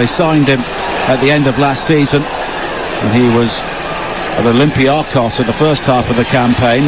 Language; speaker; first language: English; native; English